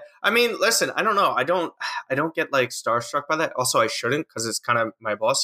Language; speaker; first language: English; native; English